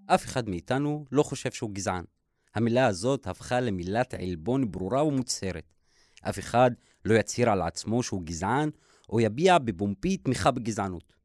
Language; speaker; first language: Hebrew; non-native, local second language; Arabic